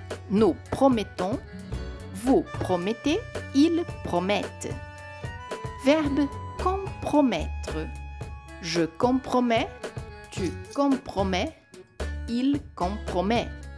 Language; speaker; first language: French; non-native, fluent; Portuguese